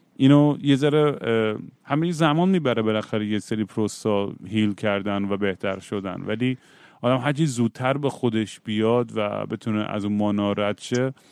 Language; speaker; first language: Persian; native; Persian